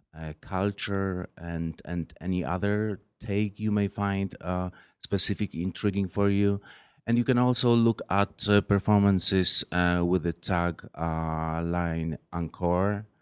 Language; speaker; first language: English; non-native, fluent; Polish